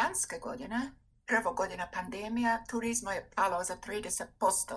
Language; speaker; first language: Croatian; non-native, fluent; English